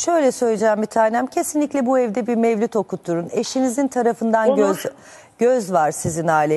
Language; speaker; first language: Turkish; native; Turkish